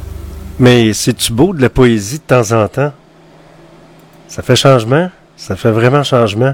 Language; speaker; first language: French; native; French